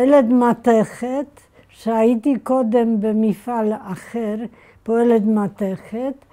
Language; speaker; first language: Hebrew; non-native, fluent; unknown